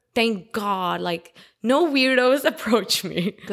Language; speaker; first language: English; early bilingual, other home language; Armenian